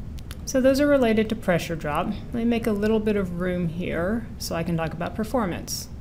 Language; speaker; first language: English; native; English